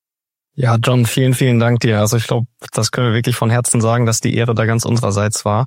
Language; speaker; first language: German; native; German